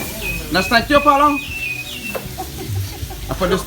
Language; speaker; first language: French; native; French